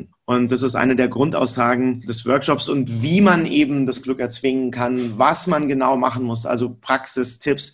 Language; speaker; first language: German; native; German